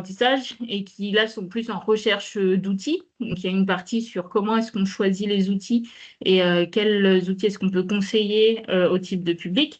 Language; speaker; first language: French; native; French